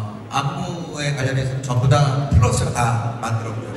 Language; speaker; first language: Korean; native; Korean